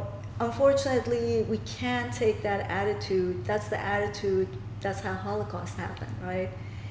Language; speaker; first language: English; non-native, fluent; Persian